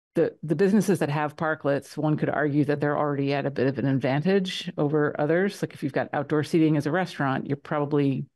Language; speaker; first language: English; native; English